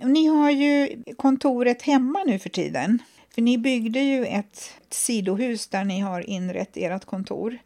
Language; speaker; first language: Swedish; native; Swedish